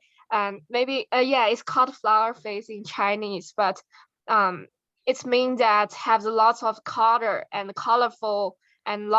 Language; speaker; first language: English; non-native, learner; Chinese